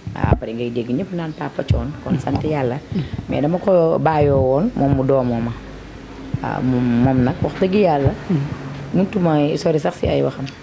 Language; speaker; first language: Wolof; non-native, local second language; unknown